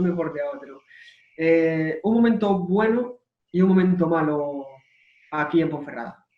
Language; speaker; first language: Spanish; native; Spanish